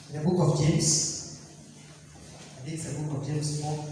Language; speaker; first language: English; non-native, local second language; Swahili